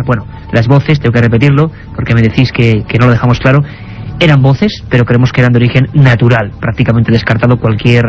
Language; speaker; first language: Spanish; native; Spanish